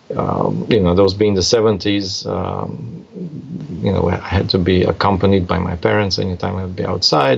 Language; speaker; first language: English; non-native, fluent; Russian